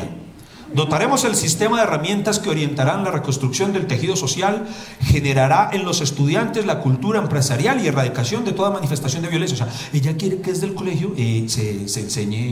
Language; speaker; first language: Spanish; native; Spanish